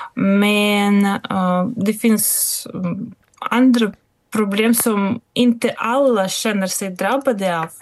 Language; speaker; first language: Swedish; non-native, fluent; Russian